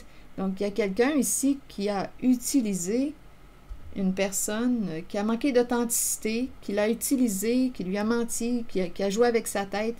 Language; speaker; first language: French; native; French